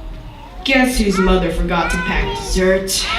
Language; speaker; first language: English; native; English